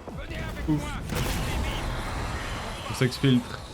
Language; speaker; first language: French; native; French